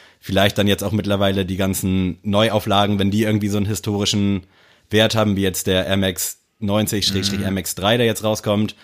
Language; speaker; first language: German; native; German